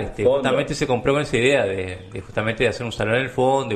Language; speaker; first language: Spanish; native; Spanish